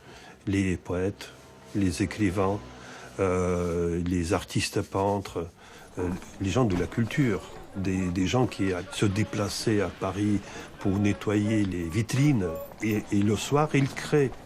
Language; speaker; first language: French; non-native, fluent; Russian